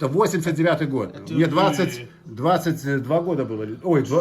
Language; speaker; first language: Russian; native; Russian